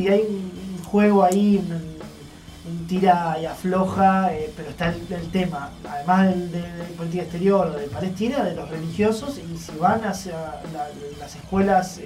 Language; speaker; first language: Spanish; native; Spanish